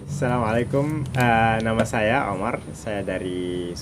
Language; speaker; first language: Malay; non-native, fluent; Arabic